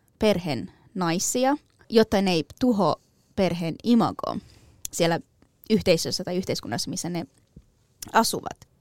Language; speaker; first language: Finnish; non-native, fluent; Persian